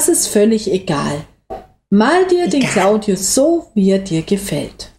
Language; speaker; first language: German; native; German